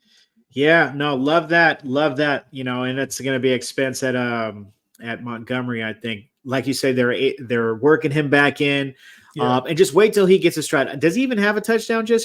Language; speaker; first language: English; native; English